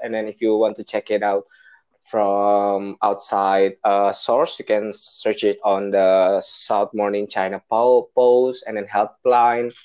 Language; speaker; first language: English; non-native, learner; Indonesian